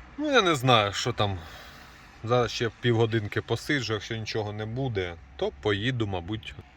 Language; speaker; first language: Ukrainian; non-native, local second language; Russian